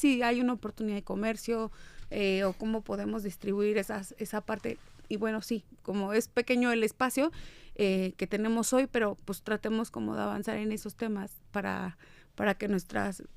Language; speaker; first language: Spanish; native; Spanish